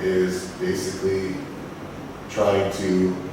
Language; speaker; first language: English; native; English